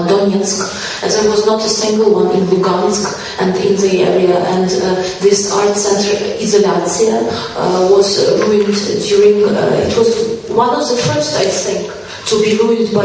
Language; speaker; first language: English; non-native, fluent; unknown